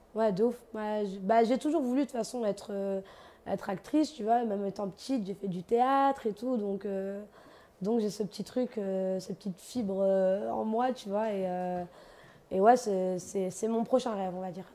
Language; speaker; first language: French; native; French